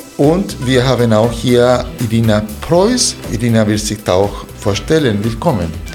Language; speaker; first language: German; non-native, fluent; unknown